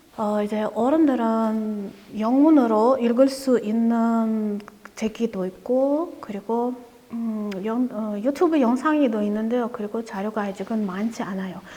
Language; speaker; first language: Korean; non-native, learner; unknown